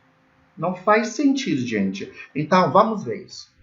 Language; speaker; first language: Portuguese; non-native, learner; English